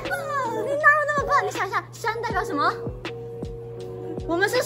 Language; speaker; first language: Chinese; native; Chinese